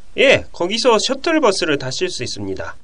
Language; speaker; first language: Korean; non-native, fluent; Japanese